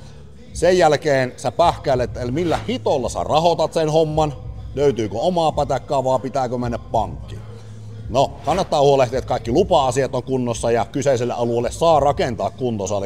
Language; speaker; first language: Finnish; native; Finnish